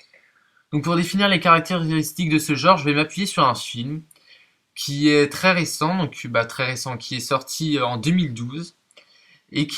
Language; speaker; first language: French; native; French